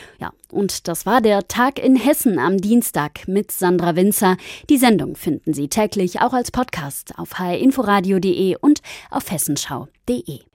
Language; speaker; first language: German; native; German